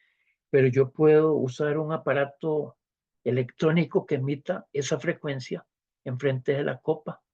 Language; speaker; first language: Spanish; native; Spanish